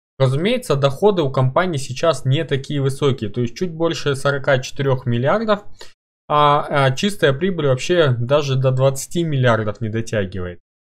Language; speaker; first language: Russian; native; Russian